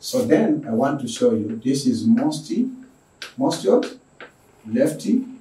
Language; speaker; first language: English; non-native, local second language; Swahili